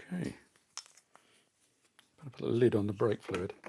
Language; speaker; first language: English; native; English